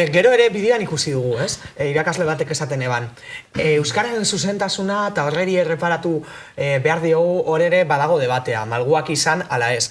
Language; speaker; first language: Basque; native; Basque